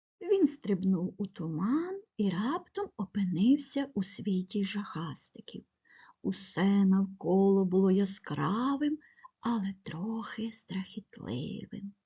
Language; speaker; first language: Ukrainian; native; Ukrainian